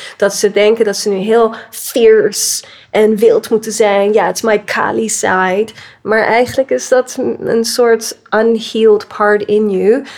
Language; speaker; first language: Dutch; early bilingual, other home language; English